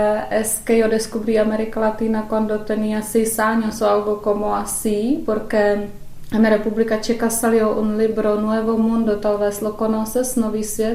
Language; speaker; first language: Spanish; non-native, fluent; Czech